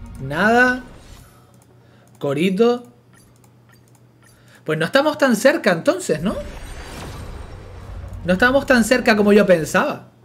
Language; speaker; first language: Spanish; native; Spanish